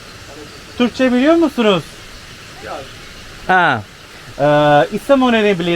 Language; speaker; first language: Turkish; non-native, learner; Urdu